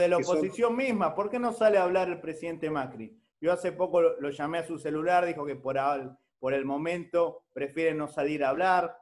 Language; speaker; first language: Spanish; native; Spanish